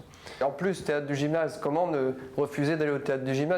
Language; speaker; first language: French; native; French